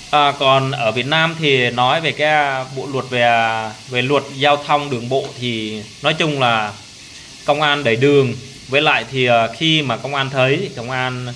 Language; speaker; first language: Vietnamese; non-native, local second language; Jarai